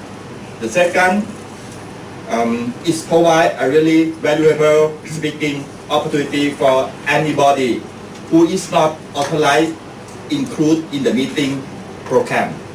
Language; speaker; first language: English; non-native, learner; Thai